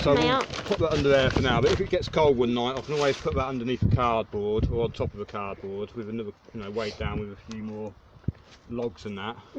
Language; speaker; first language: English; native; English